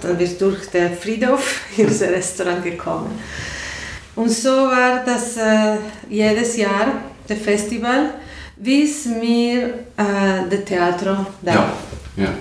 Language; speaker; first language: German; non-native, learner; Spanish